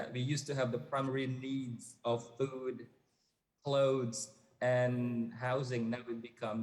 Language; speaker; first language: English; non-native, fluent; Indonesian